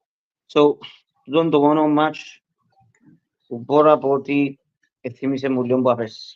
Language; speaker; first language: Greek; early bilingual, heritage; Greek